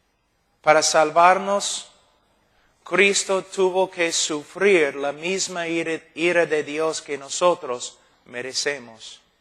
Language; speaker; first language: Spanish; non-native, fluent; English